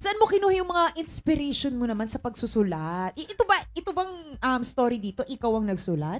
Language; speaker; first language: Filipino; native; Filipino